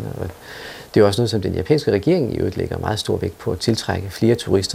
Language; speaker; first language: Danish; native; Danish